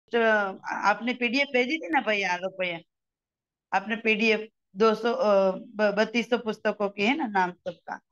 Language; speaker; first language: Hindi; native; Hindi